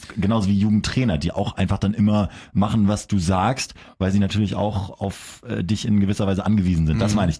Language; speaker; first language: German; native; German